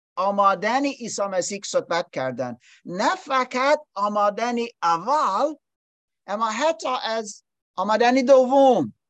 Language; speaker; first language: Persian; non-native, learner; English